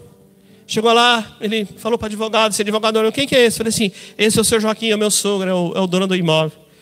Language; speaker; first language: Portuguese; native; Portuguese